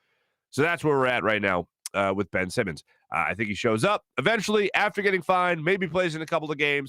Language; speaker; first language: English; native; English